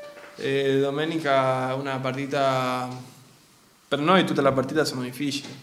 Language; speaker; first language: Italian; non-native, learner; Spanish